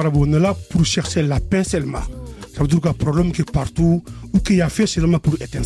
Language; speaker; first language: French; early bilingual, other home language; Soninke